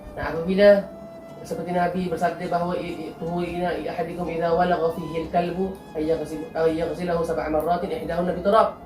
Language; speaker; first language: Malay; native; Malay